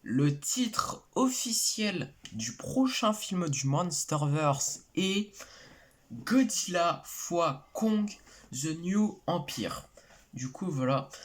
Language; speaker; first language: French; native; French